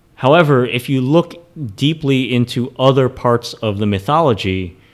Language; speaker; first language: English; native; English